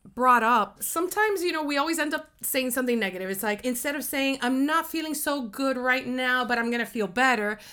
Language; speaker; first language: English; native; English